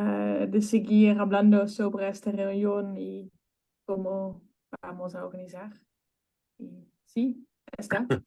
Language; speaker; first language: Spanish; non-native, learner; Dutch